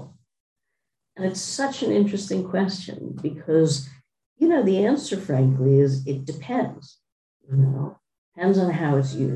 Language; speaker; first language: English; native; English